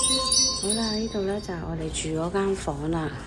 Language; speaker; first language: Cantonese; native; Cantonese